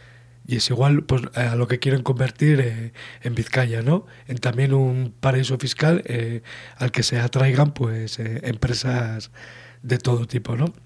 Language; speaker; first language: Spanish; native; Spanish